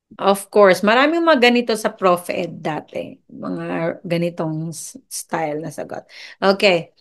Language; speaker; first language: Filipino; non-native, local second language; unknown